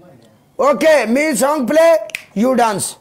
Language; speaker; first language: English; non-native, learner; Punjabi